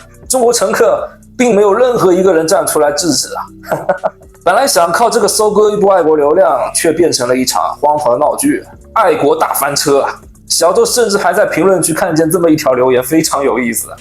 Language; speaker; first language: Chinese; native; Chinese